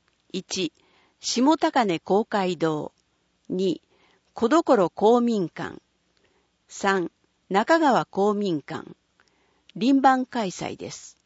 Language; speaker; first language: Japanese; native; Japanese